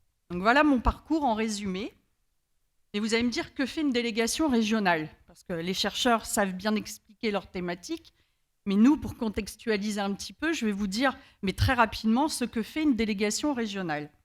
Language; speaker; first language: French; native; French